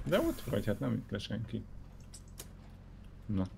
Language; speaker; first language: Hungarian; native; Hungarian